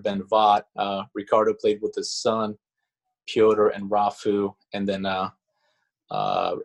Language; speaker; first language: English; non-native, fluent; Portuguese